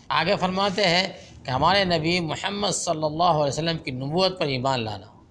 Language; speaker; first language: Urdu; native; Urdu